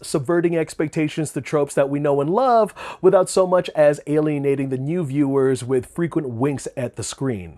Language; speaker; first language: English; native; English